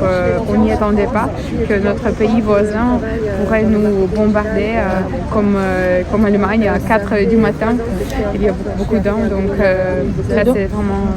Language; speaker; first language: French; non-native, learner; Ukrainian